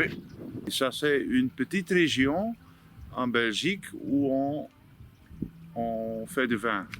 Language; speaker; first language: French; non-native, local second language; Dutch